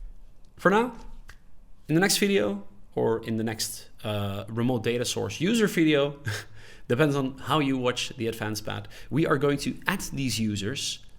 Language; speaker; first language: English; non-native, fluent; Dutch